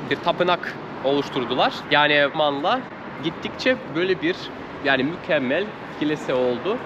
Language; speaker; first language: Turkish; non-native, fluent; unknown